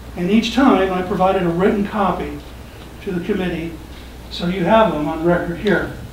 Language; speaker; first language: English; native; English